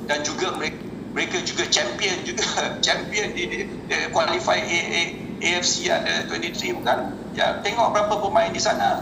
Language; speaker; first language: Indonesian; non-native, local second language; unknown